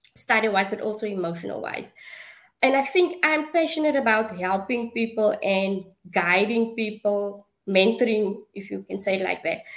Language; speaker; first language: English; non-native, local second language; Afrikaans